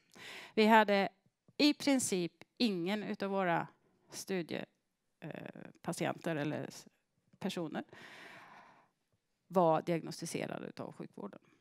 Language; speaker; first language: Swedish; native; Swedish